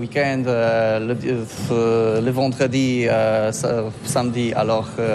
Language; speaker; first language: French; non-native, learner; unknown